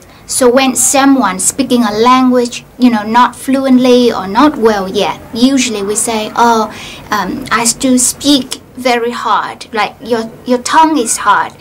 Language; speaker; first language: English; non-native, fluent; Vietnamese